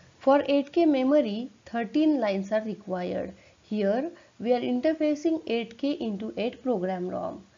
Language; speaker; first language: English; non-native, local second language; Marathi